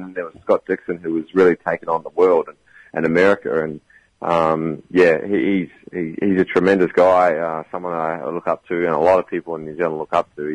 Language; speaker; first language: English; native; English